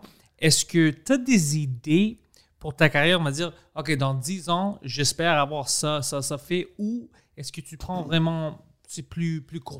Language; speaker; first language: French; non-native, local second language; English